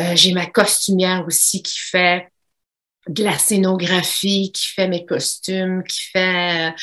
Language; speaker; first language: French; native; French